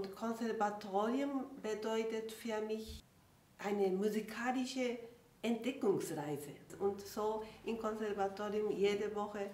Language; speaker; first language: German; non-native, fluent; Japanese